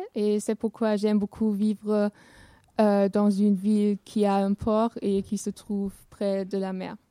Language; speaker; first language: French; non-native, fluent; German